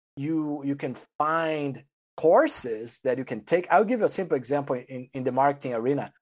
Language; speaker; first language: English; non-native, fluent; Portuguese